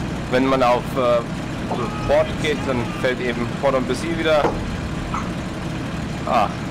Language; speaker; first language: German; native; German